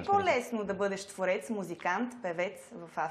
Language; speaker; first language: Bulgarian; native; Bulgarian